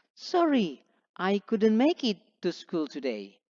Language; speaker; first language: English; non-native, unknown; Indonesian